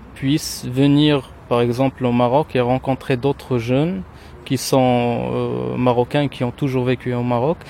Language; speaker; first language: French; non-native, local second language; Arabic